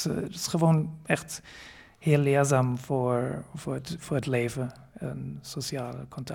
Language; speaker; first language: Dutch; non-native, fluent; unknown